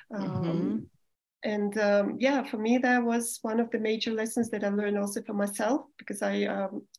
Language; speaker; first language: English; non-native, fluent; Russian